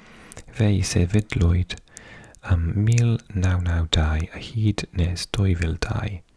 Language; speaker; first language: Welsh; non-native, fluent; English